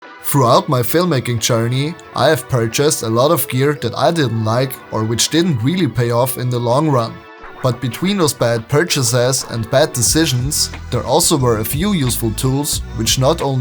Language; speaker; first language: English; non-native, fluent; German